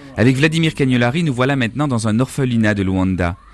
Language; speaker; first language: French; native; French